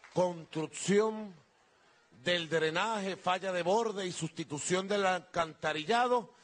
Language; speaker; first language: Spanish; native; Spanish